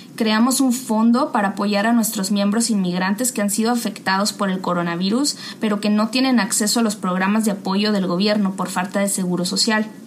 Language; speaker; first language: Spanish; native; Spanish